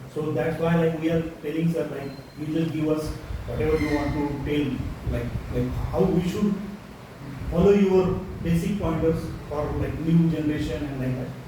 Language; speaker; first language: English; non-native, local second language; Marathi